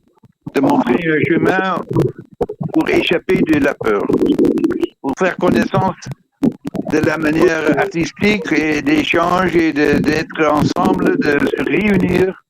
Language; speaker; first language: French; non-native, fluent; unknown